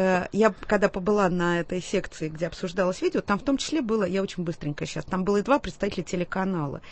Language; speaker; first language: Russian; native; Russian